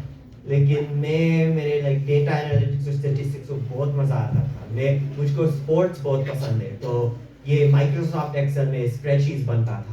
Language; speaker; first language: Hindi; early bilingual, heritage; English